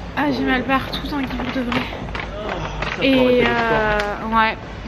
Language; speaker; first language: French; native; French